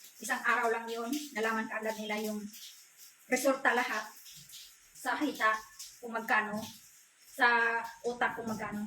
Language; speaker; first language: Filipino; non-native, local second language; Cebuano